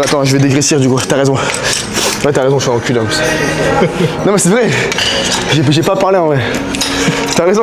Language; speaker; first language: French; native; French